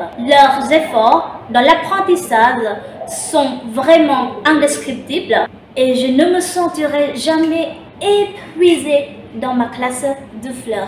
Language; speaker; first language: French; non-native, local second language; Khmer